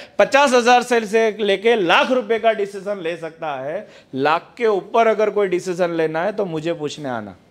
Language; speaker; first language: Hindi; non-native, local second language; Gujarati